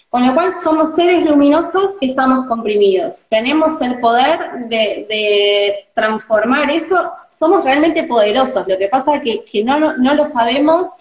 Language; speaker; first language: Spanish; native; Spanish